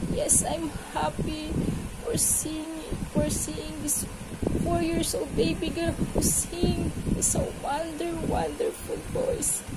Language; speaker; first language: English; non-native, local second language; Filipino